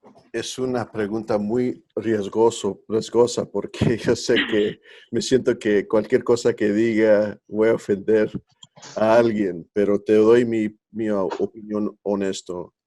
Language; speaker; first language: Spanish; early bilingual, heritage; Spanish